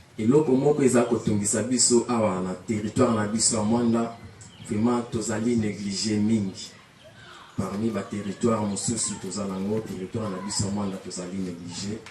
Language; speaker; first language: Lingala; non-native, local second language; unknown